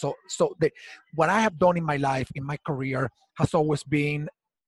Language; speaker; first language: English; non-native, fluent; Spanish